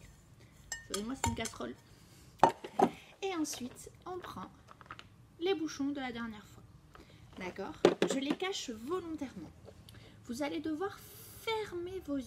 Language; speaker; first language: French; native; French